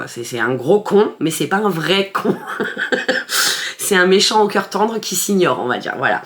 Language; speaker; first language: French; native; French